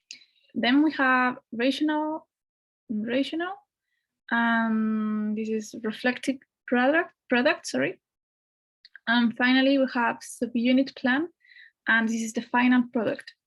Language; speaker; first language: English; non-native, fluent; Spanish